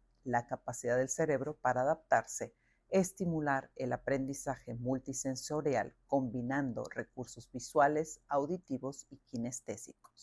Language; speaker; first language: Spanish; native; Spanish